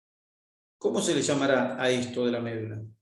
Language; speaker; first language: Spanish; native; Spanish